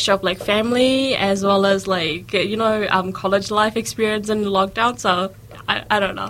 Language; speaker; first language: English; native; English